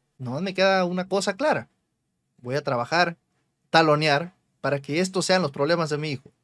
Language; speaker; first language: Spanish; native; Spanish